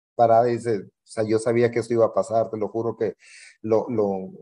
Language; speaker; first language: Spanish; native; Spanish